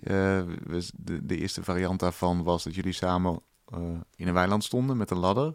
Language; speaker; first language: Dutch; native; Dutch